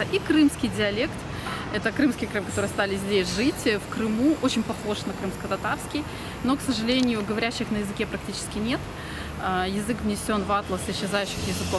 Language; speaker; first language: Russian; native; Russian